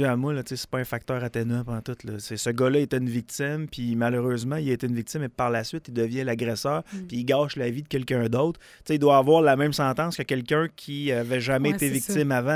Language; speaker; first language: French; native; French